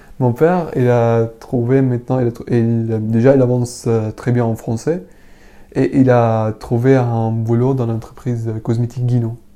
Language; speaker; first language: French; non-native, learner; Arabic